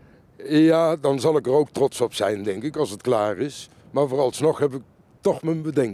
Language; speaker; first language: Dutch; native; Dutch